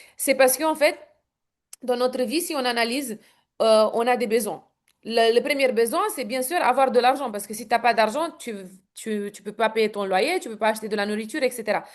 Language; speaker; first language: French; non-native, fluent; Romanian